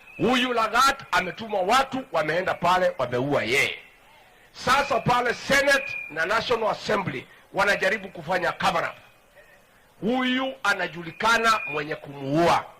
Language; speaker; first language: Swahili; non-native, local second language; Kikuyu